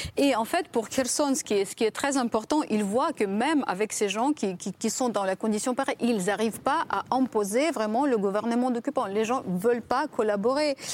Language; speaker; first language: French; non-native, fluent; Ukrainian